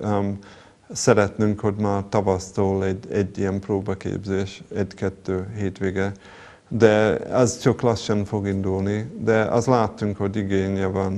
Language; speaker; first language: Hungarian; non-native, fluent; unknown